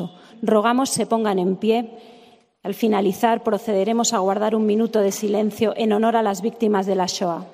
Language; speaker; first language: Spanish; native; Spanish